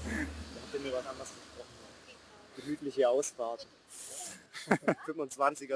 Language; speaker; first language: German; native; German